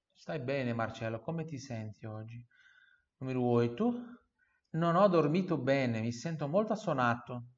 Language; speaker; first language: Italian; non-native, fluent; Portuguese